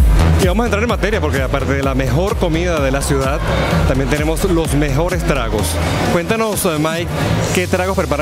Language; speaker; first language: Spanish; native; Spanish